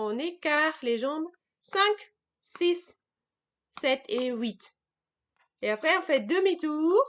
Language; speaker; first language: French; non-native, fluent; German